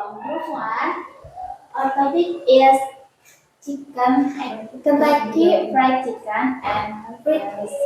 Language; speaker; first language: English; non-native, learner; Indonesian